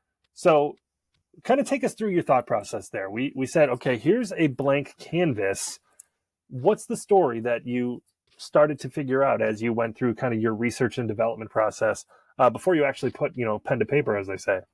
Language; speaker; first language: English; native; English